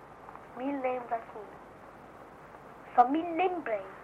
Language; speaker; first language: Portuguese; early bilingual, heritage; Portuguese